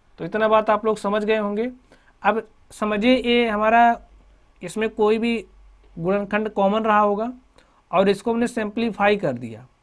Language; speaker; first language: Hindi; native; Hindi